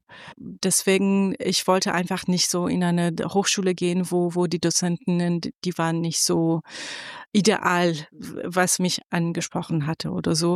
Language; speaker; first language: German; non-native, fluent; Persian